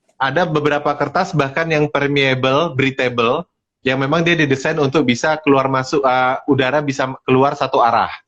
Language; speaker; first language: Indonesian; native; Indonesian